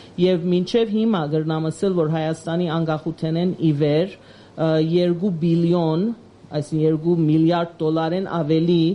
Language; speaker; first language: Armenian; early bilingual, heritage; Armenian